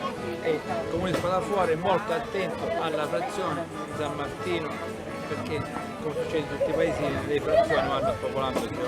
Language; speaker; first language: Italian; native; Italian